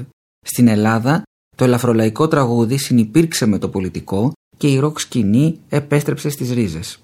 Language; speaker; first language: Greek; native; Greek